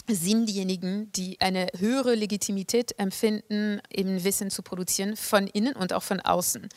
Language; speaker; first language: German; non-native, fluent; French